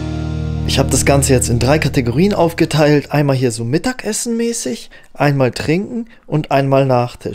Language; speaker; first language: German; native; German